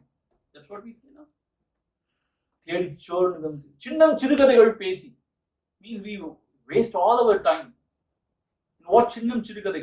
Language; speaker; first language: English; non-native, local second language; Tamil